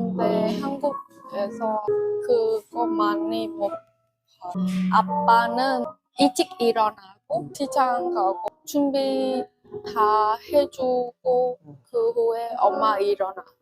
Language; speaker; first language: Korean; non-native, learner; Vietnamese